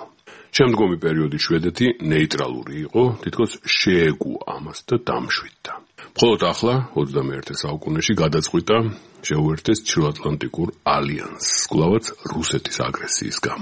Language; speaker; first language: Georgian; native; Georgian